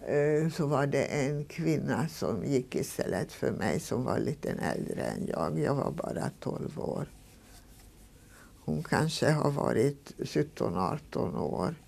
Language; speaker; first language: Swedish; non-native, fluent; Hungarian